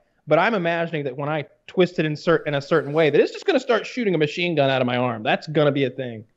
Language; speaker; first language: English; native; English